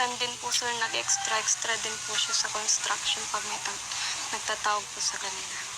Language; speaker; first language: Filipino; non-native, local second language; Iloko